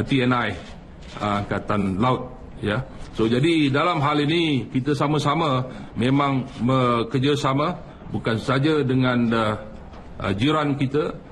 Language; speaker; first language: Malay; native; Malay